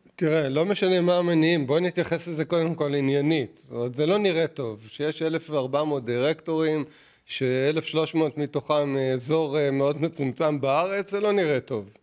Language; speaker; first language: Hebrew; native; Hebrew